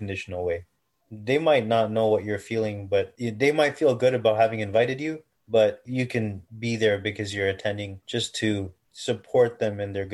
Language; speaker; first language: English; native; English